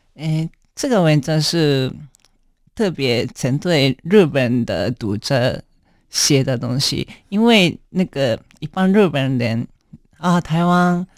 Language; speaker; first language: Chinese; non-native, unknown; Japanese